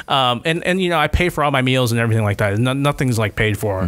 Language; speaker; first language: English; native; English